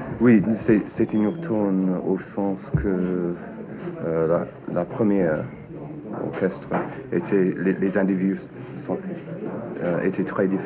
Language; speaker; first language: French; non-native, fluent; English